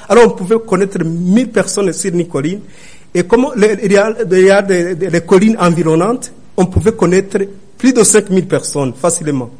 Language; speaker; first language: French; non-native, local second language; Rundi